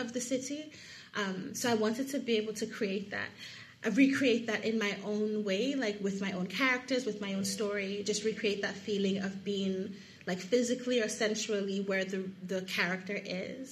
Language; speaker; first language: English; non-native, local second language; Yoruba